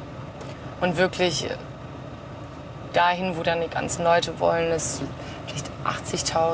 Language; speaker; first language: German; native; German